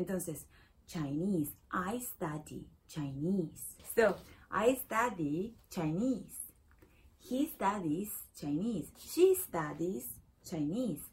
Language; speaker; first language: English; non-native, learner; Spanish